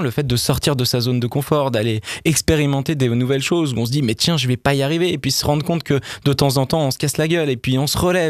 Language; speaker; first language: French; native; French